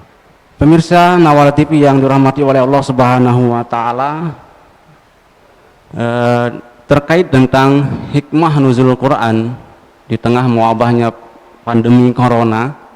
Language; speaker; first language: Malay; non-native, local second language; Sasak